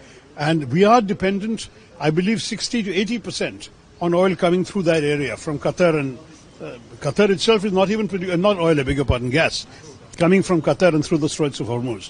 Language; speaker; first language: English; non-native, local second language; Malayalam